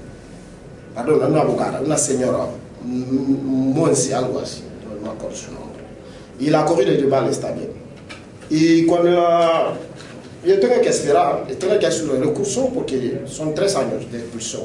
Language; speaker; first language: Spanish; non-native, local second language; French